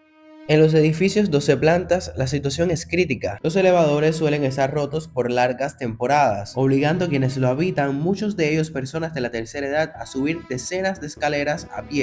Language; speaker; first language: Spanish; native; Spanish